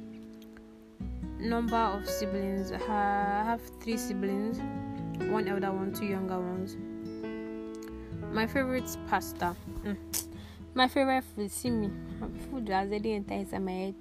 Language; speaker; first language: English; non-native, local second language; Yoruba